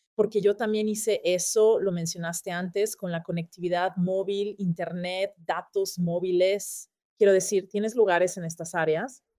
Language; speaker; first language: Spanish; non-native, fluent; German